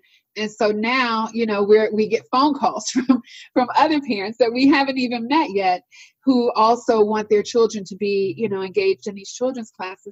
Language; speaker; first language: English; native; English